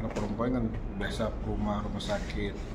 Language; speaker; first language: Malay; non-native, local second language; Sasak